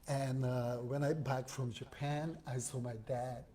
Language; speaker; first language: English; non-native, learner; Japanese